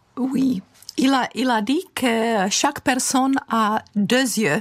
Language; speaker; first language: French; non-native, fluent; Czech